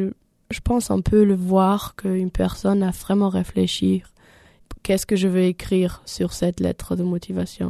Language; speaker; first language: French; non-native, learner; German